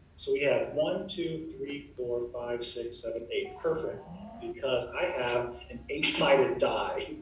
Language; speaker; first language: English; native; English